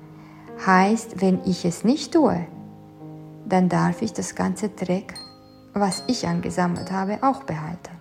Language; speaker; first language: German; non-native, fluent; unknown